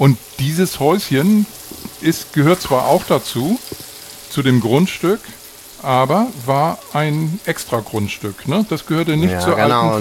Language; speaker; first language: German; native; German